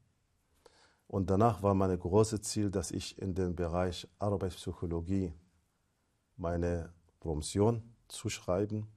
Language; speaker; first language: German; non-native, fluent; Arabic